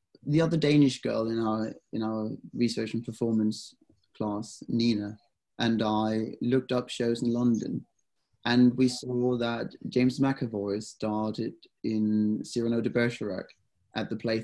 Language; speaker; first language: English; non-native, fluent; Danish